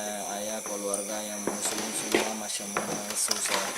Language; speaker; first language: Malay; non-native, learner; Rohingya